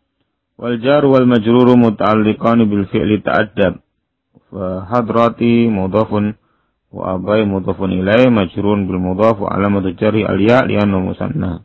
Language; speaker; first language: Arabic; non-native, fluent; Indonesian